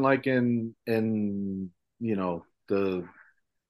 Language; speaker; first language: English; early bilingual, other home language; Spanish